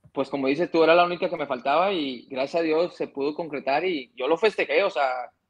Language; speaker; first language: Spanish; early bilingual, heritage; Spanish